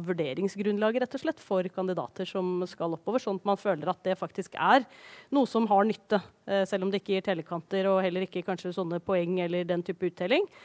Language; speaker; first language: Norwegian; native; Norwegian